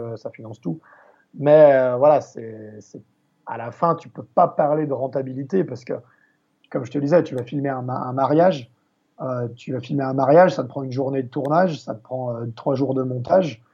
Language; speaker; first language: French; native; French